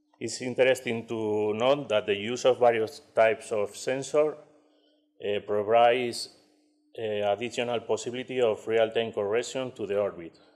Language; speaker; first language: English; non-native, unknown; Spanish